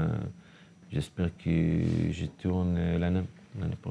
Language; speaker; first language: French; non-native, learner; Hebrew